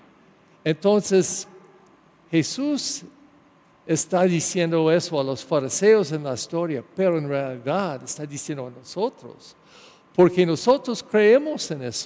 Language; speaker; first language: Spanish; non-native, learner; English